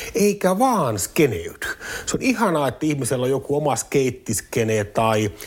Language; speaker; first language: Finnish; native; Finnish